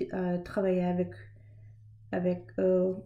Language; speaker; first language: French; non-native, learner; English